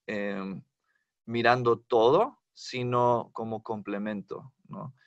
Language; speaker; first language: Spanish; non-native, fluent; English